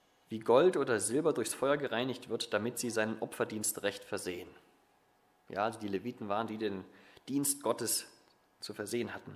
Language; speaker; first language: German; native; German